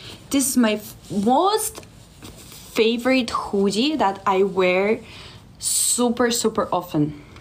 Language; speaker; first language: English; non-native, fluent; Russian